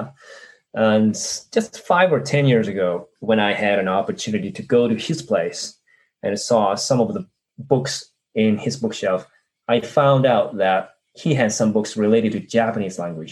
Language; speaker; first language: English; non-native, fluent; Japanese